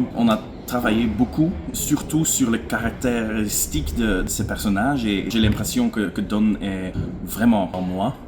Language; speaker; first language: French; non-native, local second language; Dutch